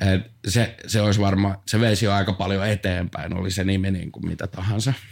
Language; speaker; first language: Finnish; native; Finnish